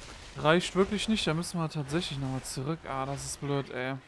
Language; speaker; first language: German; native; German